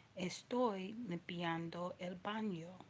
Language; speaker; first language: Spanish; non-native, learner; English